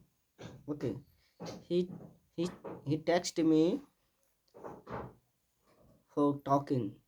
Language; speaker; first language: English; non-native, learner; Hindi